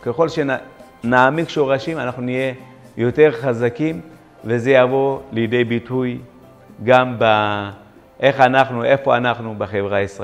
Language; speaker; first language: Hebrew; non-native, fluent; Amharic